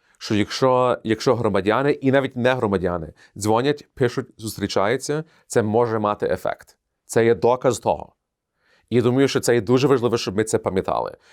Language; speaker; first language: Ukrainian; early bilingual, heritage; Ukrainian